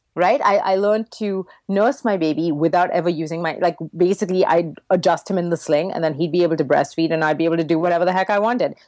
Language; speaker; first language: English; native; English